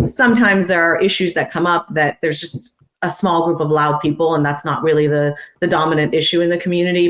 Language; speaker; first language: English; non-native, fluent; Persian